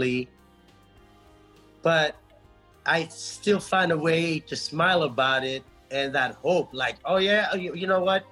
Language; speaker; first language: English; non-native, local second language; Pampanga